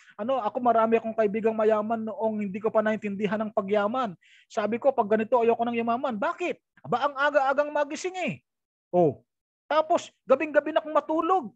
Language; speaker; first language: Filipino; native; Filipino